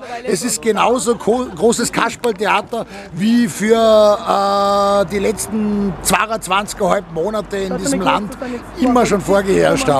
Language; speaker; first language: German; native; German